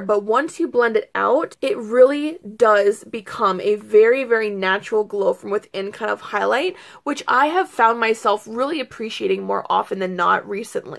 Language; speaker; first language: English; native; English